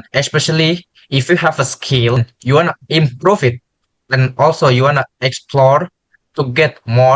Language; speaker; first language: English; non-native, learner; Indonesian